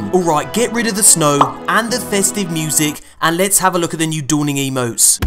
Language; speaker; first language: English; native; English